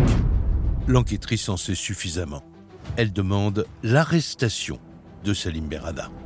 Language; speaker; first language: French; native; French